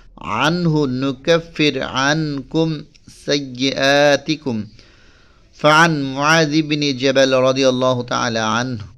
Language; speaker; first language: Arabic; non-native, fluent; Bangla